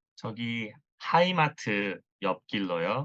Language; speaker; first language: Korean; non-native, learner; Thai